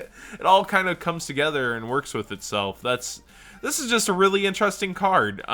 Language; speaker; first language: English; native; English